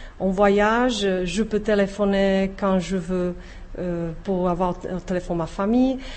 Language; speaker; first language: French; non-native, fluent; Czech